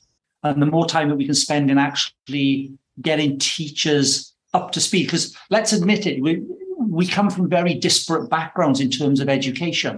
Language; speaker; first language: English; native; English